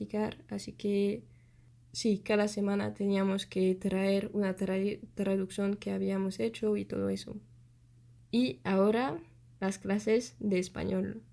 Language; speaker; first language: Spanish; non-native, fluent; French